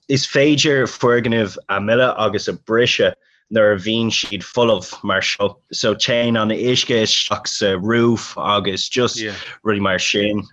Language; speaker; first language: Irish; non-native, local second language; English